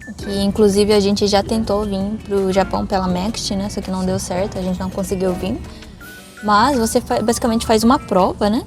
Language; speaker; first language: Portuguese; early bilingual, other home language; Japanese